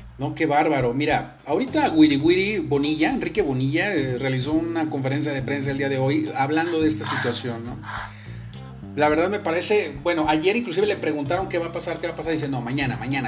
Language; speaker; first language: Spanish; native; Spanish